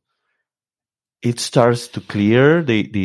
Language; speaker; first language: English; non-native, fluent; Spanish